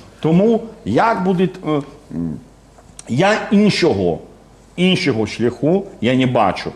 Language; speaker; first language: Ukrainian; non-native, fluent; Georgian